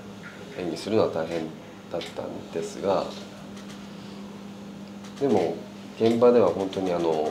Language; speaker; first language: Japanese; native; Japanese